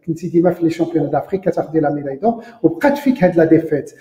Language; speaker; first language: French; non-native, local second language; Arabic